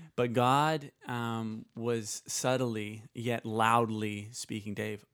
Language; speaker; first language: English; early bilingual, other home language; Icelandic